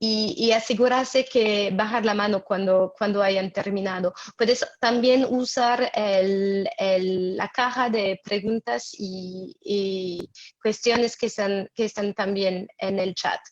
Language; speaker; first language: Spanish; non-native, fluent; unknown